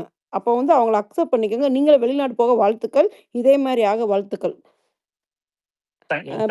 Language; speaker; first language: Tamil; native; Tamil